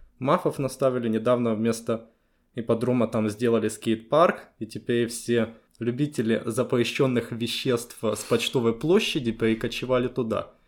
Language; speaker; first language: Russian; native; Russian